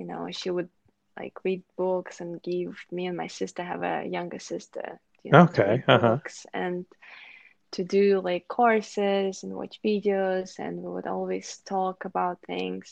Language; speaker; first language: English; non-native, fluent; Russian